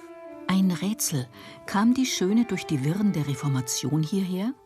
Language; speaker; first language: German; native; German